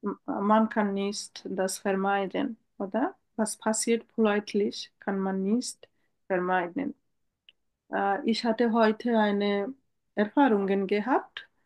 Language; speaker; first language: German; non-native, fluent; Bangla